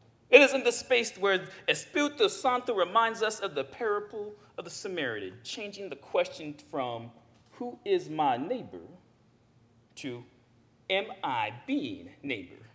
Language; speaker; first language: English; native; English